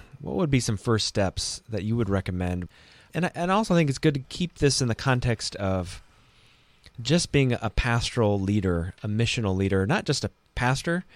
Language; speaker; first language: English; native; English